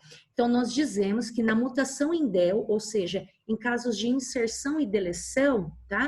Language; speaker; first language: Portuguese; native; Portuguese